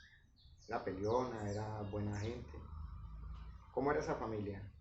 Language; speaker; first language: Spanish; native; Spanish